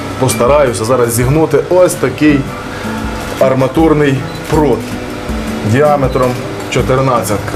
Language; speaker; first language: Ukrainian; native; Ukrainian